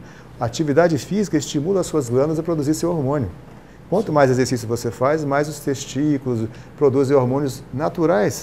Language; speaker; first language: Portuguese; native; Portuguese